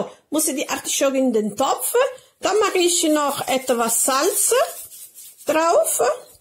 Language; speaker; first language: German; non-native, learner; Italian